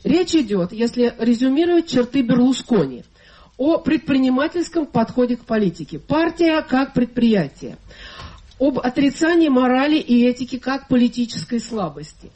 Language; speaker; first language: Russian; native; Russian